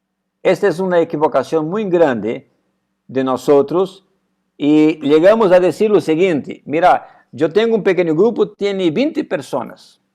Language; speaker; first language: Portuguese; non-native, learner; Spanish